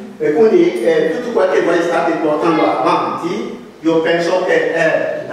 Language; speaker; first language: Italian; non-native, fluent; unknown